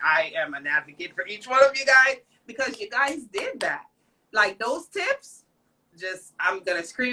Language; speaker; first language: English; native; English